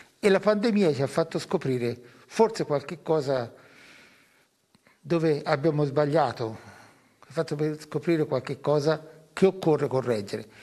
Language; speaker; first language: Italian; native; Italian